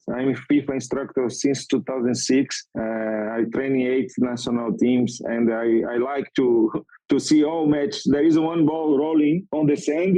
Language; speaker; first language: English; non-native, learner; Portuguese